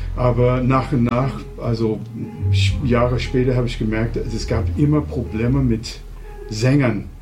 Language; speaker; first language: German; non-native, fluent; English